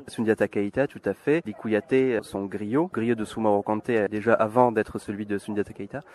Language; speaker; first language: French; native; French